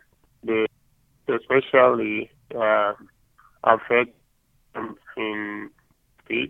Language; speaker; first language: English; non-native, local second language; Yoruba